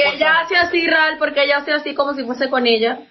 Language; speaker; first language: Spanish; non-native, learner; Portuguese